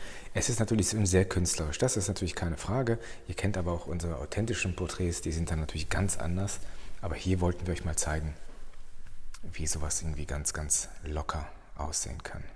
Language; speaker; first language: German; native; German